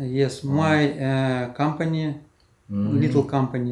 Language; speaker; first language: English; non-native, learner; Russian